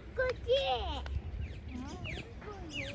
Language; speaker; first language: Japanese; early bilingual, heritage; Japanese